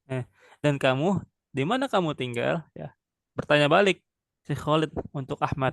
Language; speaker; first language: Indonesian; native; Indonesian